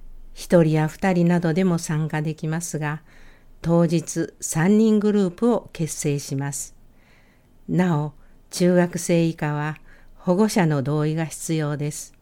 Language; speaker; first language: Japanese; native; Japanese